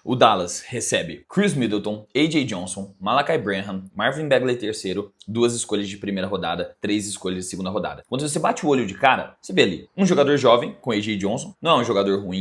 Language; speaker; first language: Portuguese; native; Portuguese